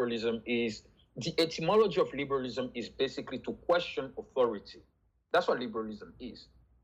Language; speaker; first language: English; non-native, fluent; French